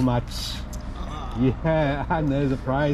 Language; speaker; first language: English; non-native, learner; Chinese